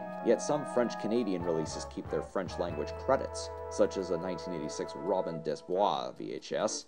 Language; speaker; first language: English; native; English